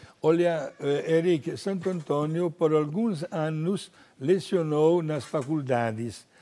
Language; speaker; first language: Portuguese; non-native, fluent; Italian